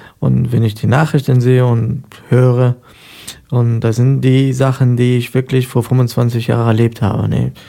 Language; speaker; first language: German; non-native, fluent; Persian